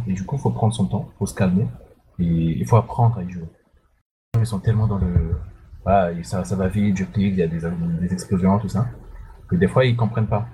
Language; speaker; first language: French; non-native, local second language; Sango